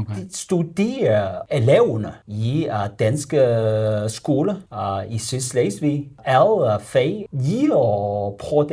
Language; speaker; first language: Danish; non-native, learner; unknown